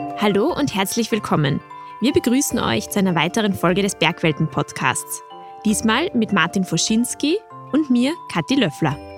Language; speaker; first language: German; native; German